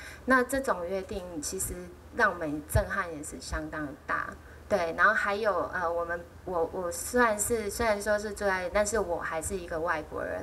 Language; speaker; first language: Chinese; native; Chinese